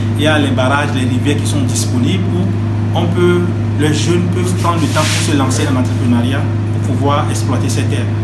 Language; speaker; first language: French; non-native, local second language; Ewe